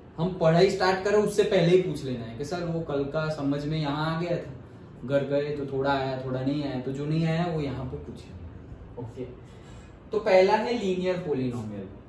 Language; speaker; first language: Hindi; non-native, local second language; Gujarati